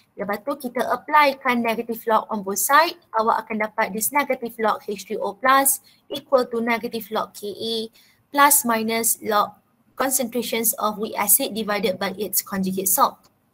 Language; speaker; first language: English; non-native, local second language; Malay